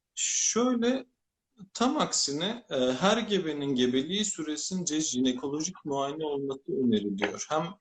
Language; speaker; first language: Turkish; native; Turkish